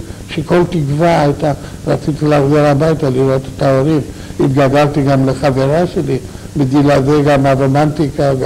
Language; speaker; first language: Hebrew; non-native, fluent; Romanian